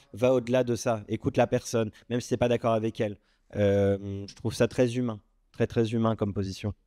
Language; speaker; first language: French; early bilingual, other home language; Arabic